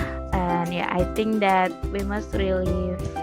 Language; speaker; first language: English; non-native, learner; Indonesian